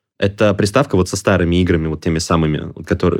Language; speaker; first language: Russian; native; Russian